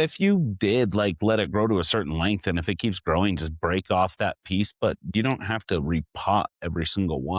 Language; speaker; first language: English; native; English